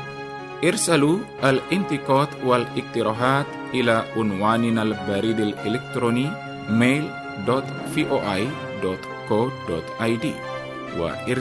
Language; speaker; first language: Arabic; non-native, fluent; Indonesian